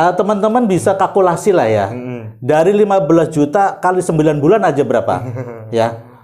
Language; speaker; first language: Indonesian; native; Indonesian